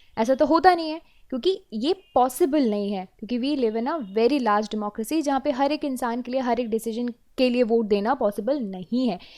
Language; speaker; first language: Hindi; native; Hindi